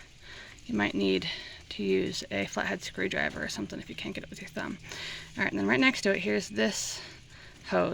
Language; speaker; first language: English; native; English